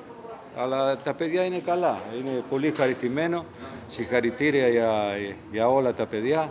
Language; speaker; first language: Greek; non-native, fluent; Spanish